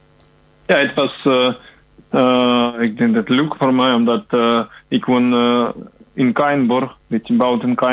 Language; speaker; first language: Dutch; non-native, learner; Ukrainian